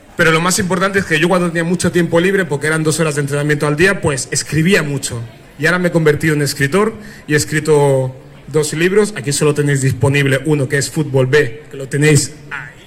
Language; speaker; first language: Spanish; early bilingual, other home language; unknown